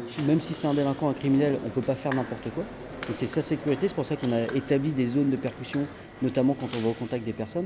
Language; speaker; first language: French; native; French